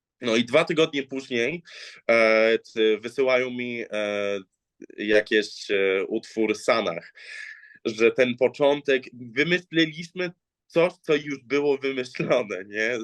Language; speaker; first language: Polish; early bilingual, heritage; English